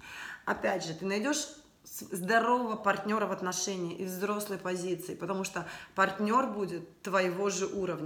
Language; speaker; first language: Russian; native; Russian